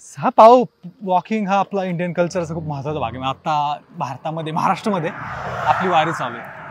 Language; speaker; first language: Marathi; native; Marathi